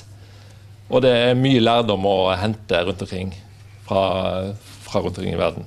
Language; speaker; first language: Norwegian; native; Norwegian